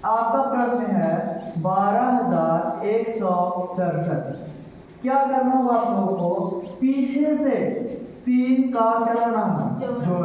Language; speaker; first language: Hindi; native; Hindi